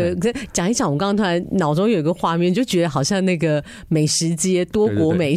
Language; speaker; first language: Chinese; native; Chinese